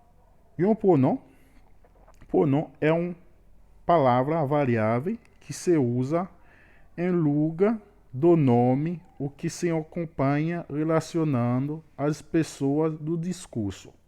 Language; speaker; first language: Portuguese; non-native, learner; Haitian Creole